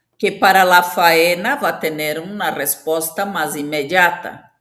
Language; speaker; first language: Spanish; non-native, fluent; Portuguese